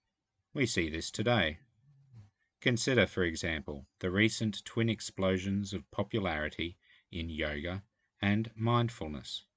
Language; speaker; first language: English; native; English